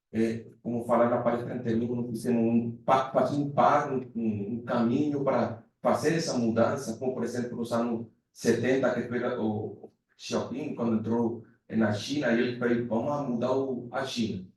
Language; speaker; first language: Portuguese; non-native, fluent; Spanish